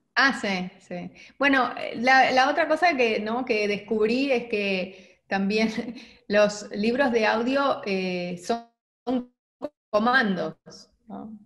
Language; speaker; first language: Spanish; native; Spanish